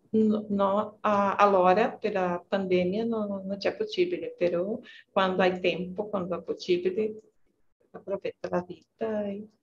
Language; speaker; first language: Italian; non-native, learner; Portuguese